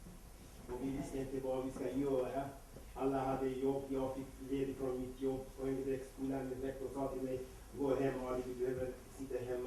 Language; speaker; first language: Swedish; non-native, fluent; Kurdish